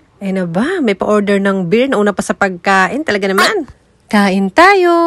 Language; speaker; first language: Filipino; native; Filipino